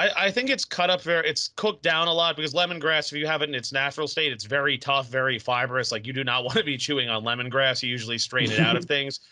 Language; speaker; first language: English; native; English